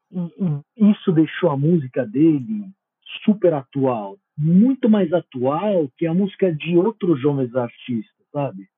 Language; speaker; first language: Portuguese; non-native, fluent; Italian